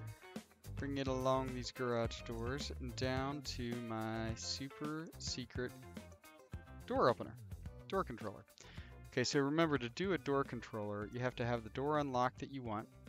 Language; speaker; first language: English; native; English